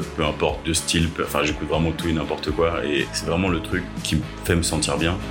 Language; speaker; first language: French; native; French